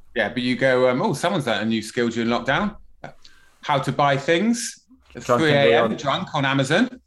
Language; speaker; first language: English; native; English